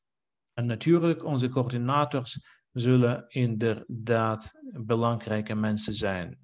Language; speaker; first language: Dutch; non-native, fluent; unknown